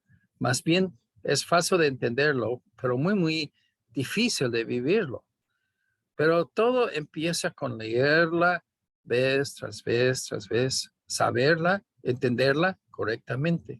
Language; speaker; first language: Spanish; non-native, fluent; English